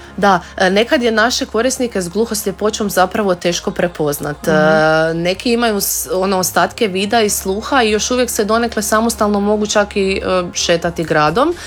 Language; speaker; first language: Croatian; native; Croatian